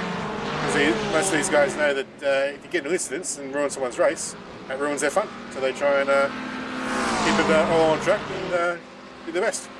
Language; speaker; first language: English; native; English